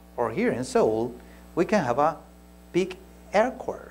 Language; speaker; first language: English; non-native, fluent; Spanish